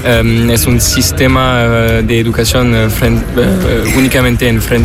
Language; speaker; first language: Spanish; non-native, learner; French